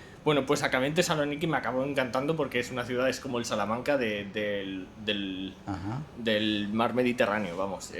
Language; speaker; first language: Spanish; native; Spanish